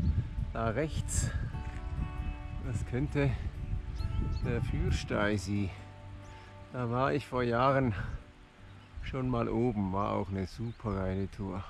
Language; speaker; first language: German; native; German